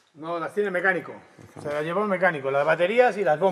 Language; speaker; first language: Spanish; native; Spanish